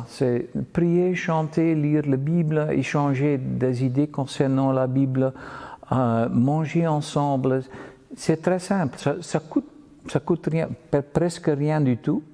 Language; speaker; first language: French; non-native, fluent; Dutch